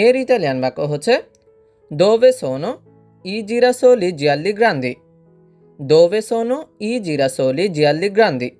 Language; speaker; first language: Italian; non-native, fluent; Bangla